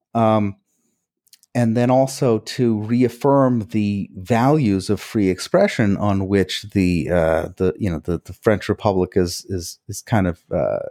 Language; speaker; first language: English; early bilingual, other home language; Hungarian